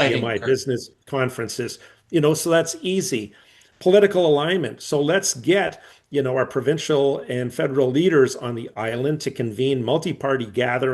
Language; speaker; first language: English; native; English